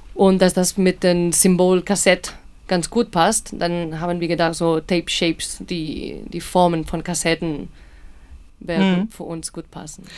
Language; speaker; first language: German; non-native, learner; Spanish